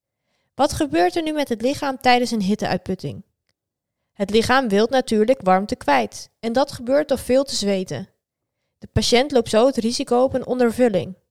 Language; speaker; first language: Dutch; native; Dutch